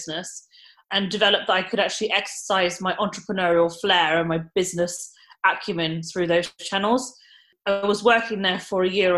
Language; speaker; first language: English; native; English